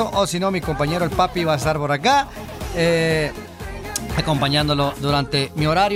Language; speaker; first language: Spanish; native; Spanish